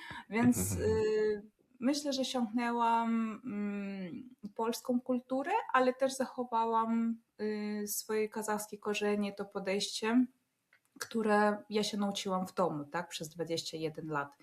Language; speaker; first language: Polish; non-native, fluent; Russian